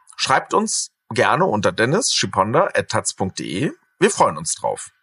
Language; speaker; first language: German; native; German